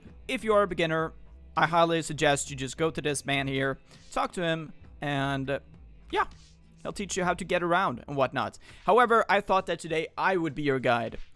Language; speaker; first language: English; non-native, fluent; Swedish